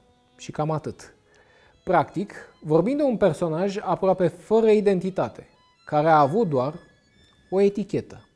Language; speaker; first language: Romanian; native; Romanian